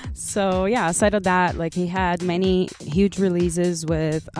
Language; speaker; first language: English; non-native, fluent; Portuguese